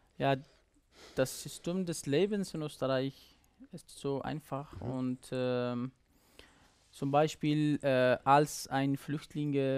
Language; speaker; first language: German; non-native, learner; Persian